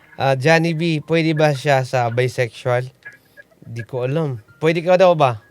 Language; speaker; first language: Filipino; native; Filipino